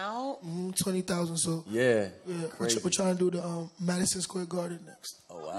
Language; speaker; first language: English; non-native, local second language; Yoruba